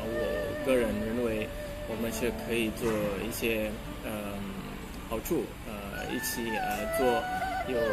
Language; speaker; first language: Chinese; non-native, fluent; Indonesian